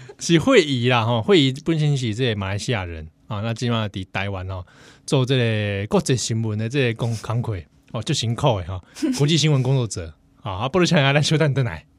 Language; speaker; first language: Chinese; native; Chinese